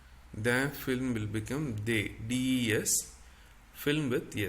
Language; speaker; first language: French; non-native, fluent; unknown